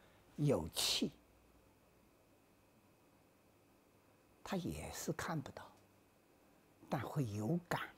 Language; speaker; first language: Chinese; native; Chinese